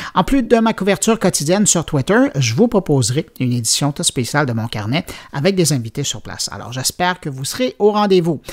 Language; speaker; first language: French; native; French